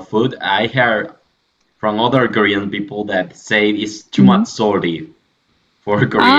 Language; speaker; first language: English; non-native, fluent; Spanish